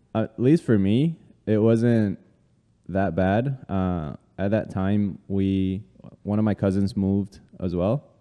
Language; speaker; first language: English; early bilingual, other home language; Spanish